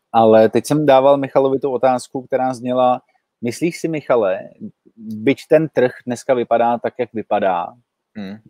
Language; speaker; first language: Czech; native; Czech